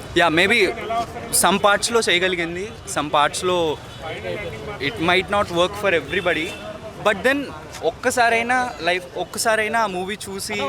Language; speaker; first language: Telugu; native; Telugu